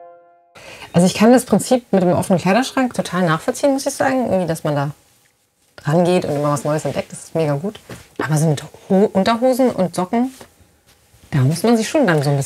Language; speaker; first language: German; native; German